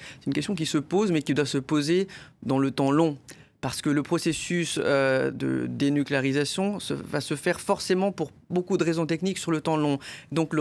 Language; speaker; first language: French; native; French